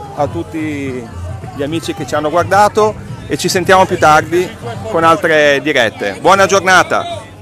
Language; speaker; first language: Italian; native; Italian